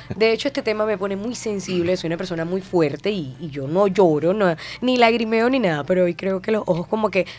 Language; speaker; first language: Spanish; native; Spanish